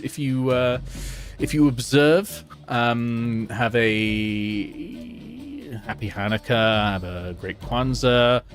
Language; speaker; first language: English; native; English